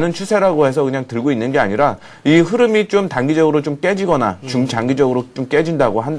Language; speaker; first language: Korean; native; Korean